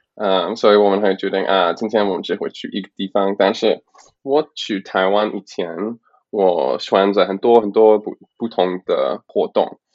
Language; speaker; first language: Chinese; non-native, learner; English